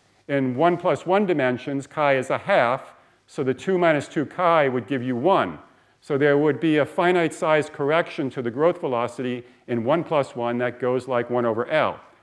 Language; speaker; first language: English; native; English